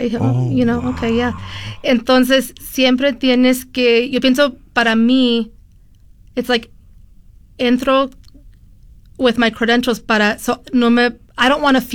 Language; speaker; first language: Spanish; early bilingual, heritage; Spanish